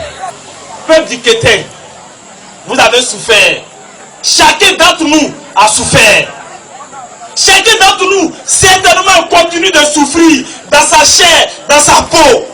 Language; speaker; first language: French; non-native, local second language; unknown